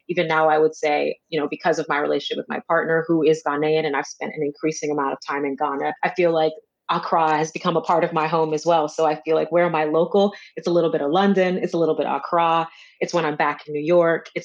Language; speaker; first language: English; native; English